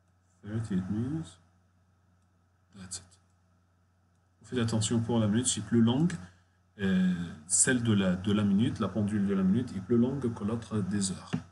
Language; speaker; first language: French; non-native, fluent; Arabic